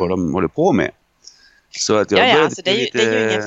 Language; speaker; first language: Swedish; non-native, fluent; Italian